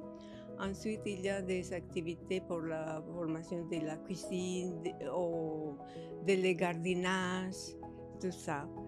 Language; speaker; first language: French; early bilingual, other home language; Spanish